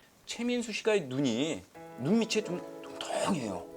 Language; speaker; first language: Korean; native; Korean